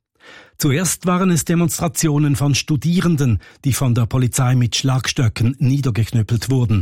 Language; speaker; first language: German; native; German